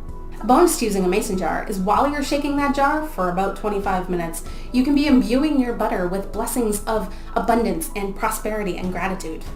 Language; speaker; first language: English; native; English